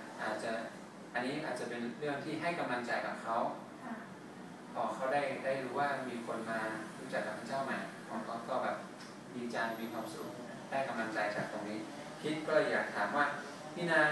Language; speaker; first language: Thai; non-native, fluent; English